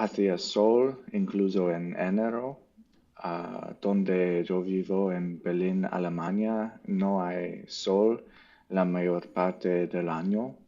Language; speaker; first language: Spanish; non-native, learner; English